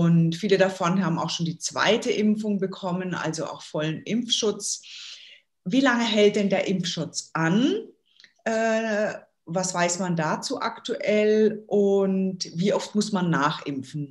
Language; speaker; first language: German; native; German